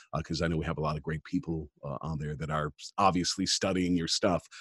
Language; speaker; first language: English; native; English